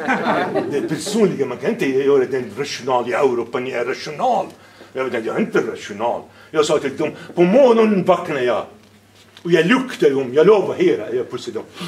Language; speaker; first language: Swedish; non-native, fluent; Arabic